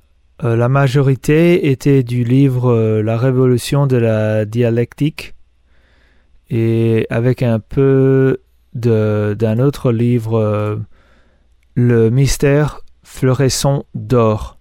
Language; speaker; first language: French; non-native, fluent; Spanish